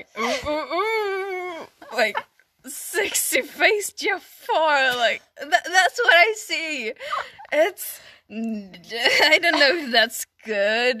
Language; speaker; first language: English; non-native, fluent; Swedish